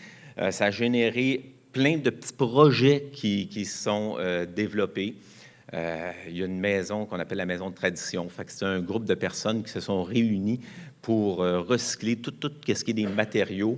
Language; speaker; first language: French; native; French